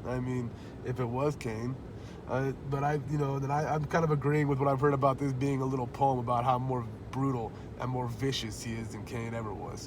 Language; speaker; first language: English; native; English